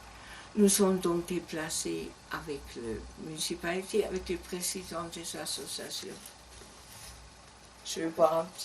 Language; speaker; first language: French; non-native, learner; German